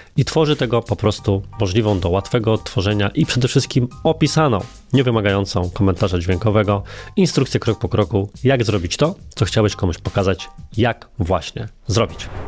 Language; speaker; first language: Polish; native; Polish